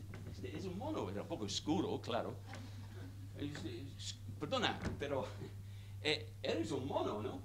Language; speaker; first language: Spanish; non-native, fluent; English